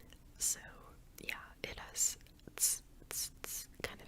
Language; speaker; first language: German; non-native, learner; English